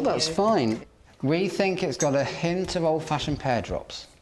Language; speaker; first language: English; native; English